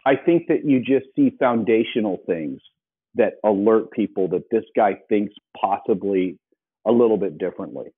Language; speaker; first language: English; native; English